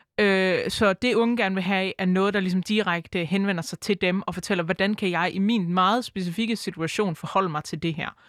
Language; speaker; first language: Danish; native; Danish